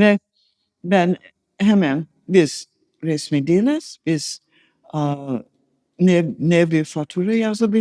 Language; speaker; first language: Turkish; non-native, fluent; English